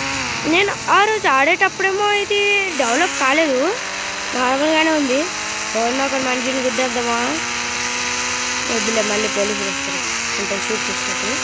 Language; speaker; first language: Telugu; native; Telugu